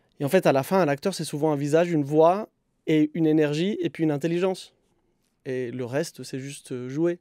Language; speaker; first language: French; non-native, fluent; Spanish